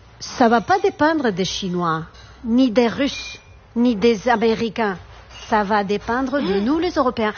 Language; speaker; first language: French; non-native, fluent; Spanish